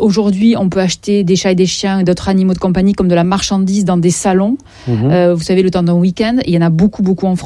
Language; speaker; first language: French; native; French